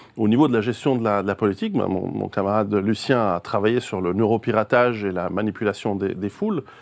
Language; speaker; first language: French; native; French